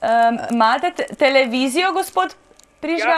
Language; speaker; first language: Slovenian; native; Slovenian